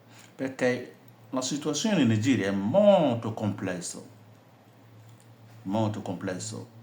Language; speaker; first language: Italian; non-native, fluent; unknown